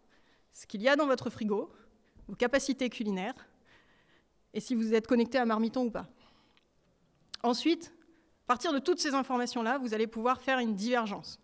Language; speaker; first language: French; native; French